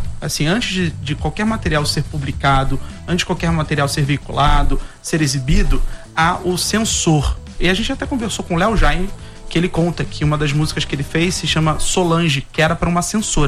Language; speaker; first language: Portuguese; native; Portuguese